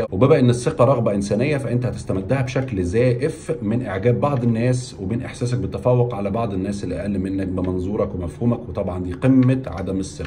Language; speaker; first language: Arabic; native; Arabic